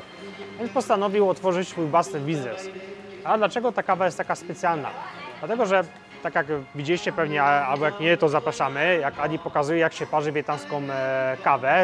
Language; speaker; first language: Polish; native; Polish